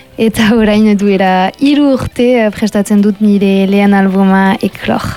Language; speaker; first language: Basque; non-native, local second language; French